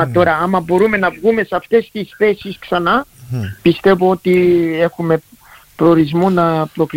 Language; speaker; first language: Greek; early bilingual, heritage; Greek